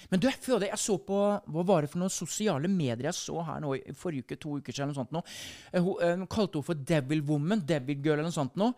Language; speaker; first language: Norwegian; native; Norwegian